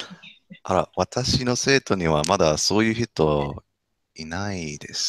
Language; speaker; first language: Japanese; non-native, fluent; English